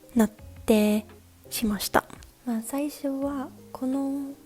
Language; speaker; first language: Japanese; non-native, learner; English